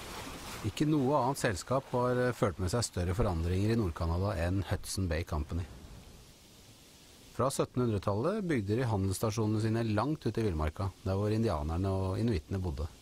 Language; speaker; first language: Norwegian; native; Norwegian